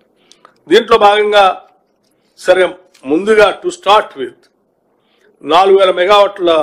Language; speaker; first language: Telugu; native; Telugu